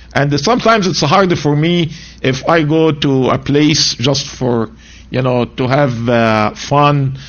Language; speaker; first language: English; non-native, fluent; Arabic